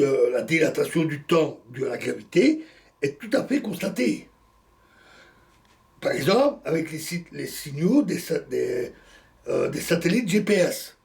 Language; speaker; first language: French; native; French